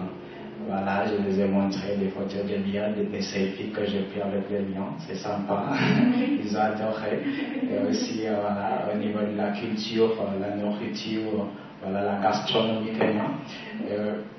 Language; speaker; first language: French; non-native, fluent; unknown